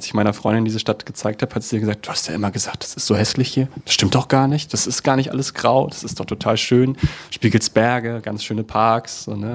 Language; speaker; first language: German; native; German